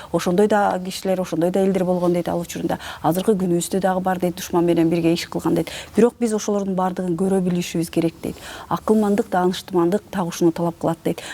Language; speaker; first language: Kyrgyz; native; Kyrgyz